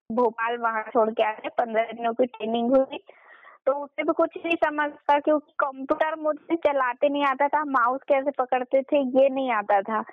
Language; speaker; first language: Hindi; native; Hindi